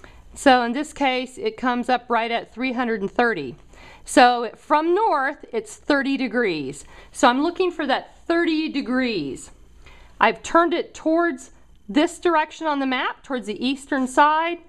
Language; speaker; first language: English; native; English